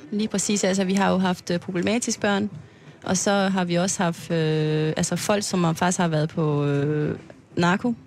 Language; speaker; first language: Danish; non-native, fluent; French